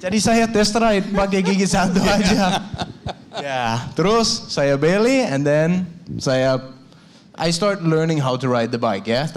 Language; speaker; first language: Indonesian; non-native, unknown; Danish